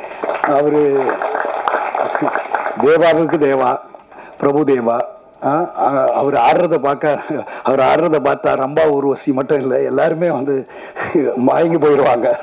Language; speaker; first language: Tamil; native; Tamil